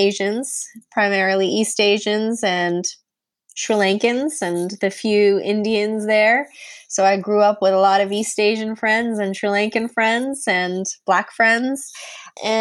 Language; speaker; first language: English; non-native, fluent; Punjabi